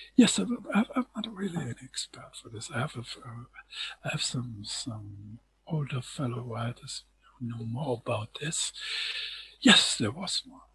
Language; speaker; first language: English; non-native, fluent; German